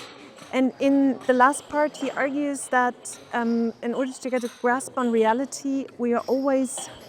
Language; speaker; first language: English; non-native, fluent; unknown